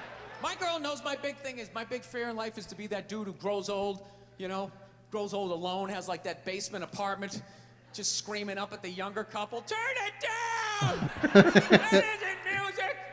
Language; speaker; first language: English; native; English